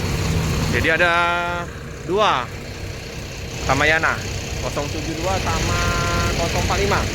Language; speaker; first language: Indonesian; native; Indonesian